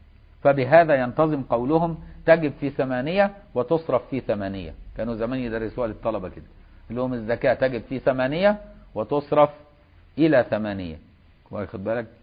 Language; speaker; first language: Arabic; native; Arabic